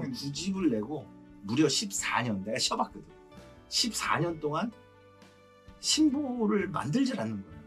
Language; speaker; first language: Korean; native; Korean